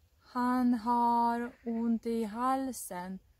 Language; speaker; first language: Swedish; non-native, fluent; Russian